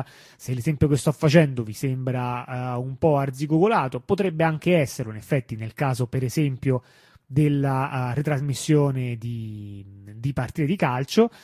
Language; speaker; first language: Italian; native; Italian